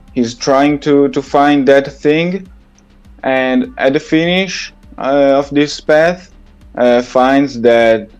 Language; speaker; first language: English; non-native, learner; Italian